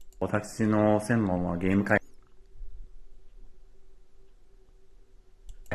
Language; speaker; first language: Japanese; non-native, fluent; English